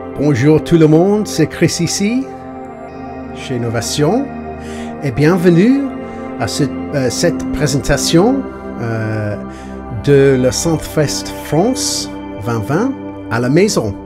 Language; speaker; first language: French; non-native, learner; English